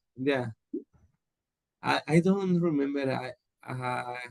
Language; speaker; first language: English; non-native, learner; Spanish